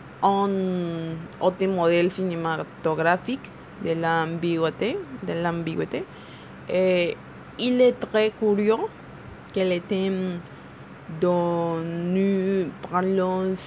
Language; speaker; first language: French; non-native, learner; Spanish